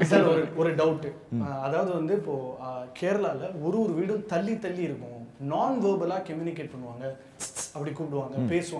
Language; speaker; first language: Tamil; native; Tamil